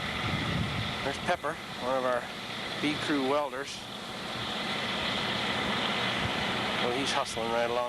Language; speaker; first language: English; native; English